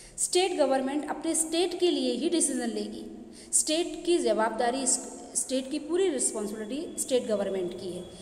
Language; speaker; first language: Hindi; non-native, local second language; Gujarati